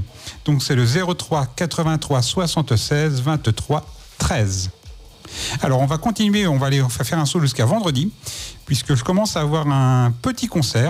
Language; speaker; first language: French; native; French